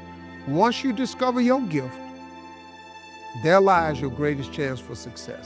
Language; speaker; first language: English; native; English